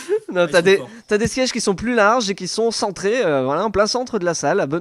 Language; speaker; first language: French; native; French